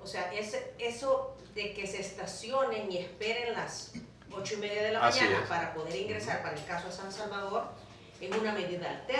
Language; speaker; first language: Spanish; native; Spanish